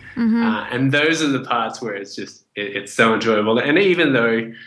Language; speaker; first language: English; native; English